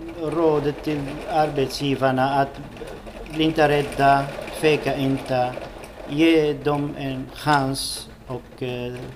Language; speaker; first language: Swedish; non-native, fluent; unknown